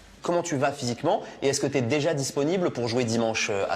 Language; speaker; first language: French; native; French